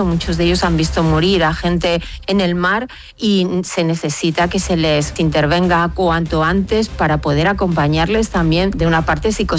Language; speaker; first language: Spanish; native; Spanish